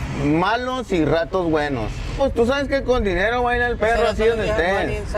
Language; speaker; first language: Spanish; native; Spanish